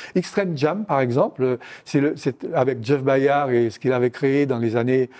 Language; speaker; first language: French; native; French